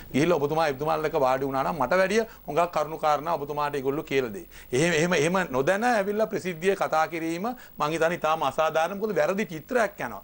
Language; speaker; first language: Sinhala; non-native, local second language; Tamil